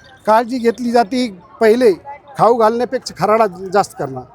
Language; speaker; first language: Marathi; non-native, fluent; Hindi